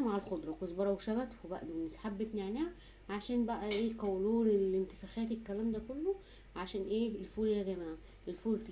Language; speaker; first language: Arabic; native; Arabic